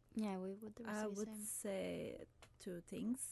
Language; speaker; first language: English; non-native, fluent; Italian